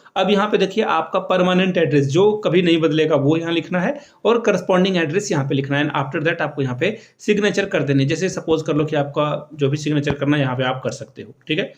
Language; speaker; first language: Hindi; native; Hindi